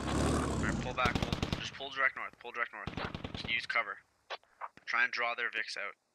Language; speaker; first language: English; native; English